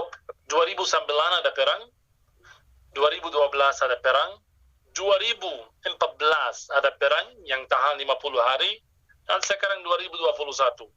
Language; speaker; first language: Indonesian; non-native, fluent; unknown